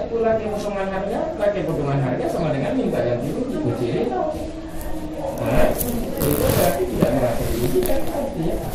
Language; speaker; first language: Indonesian; native; Indonesian